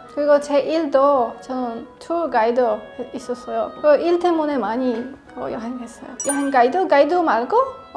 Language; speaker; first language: Korean; non-native, learner; Polish